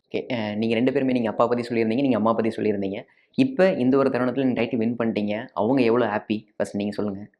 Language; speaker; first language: Tamil; native; Tamil